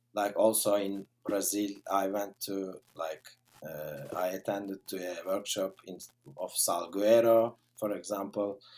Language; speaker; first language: English; non-native, fluent; Turkish